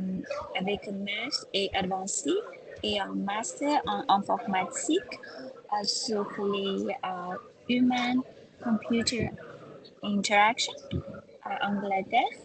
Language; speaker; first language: French; non-native, learner; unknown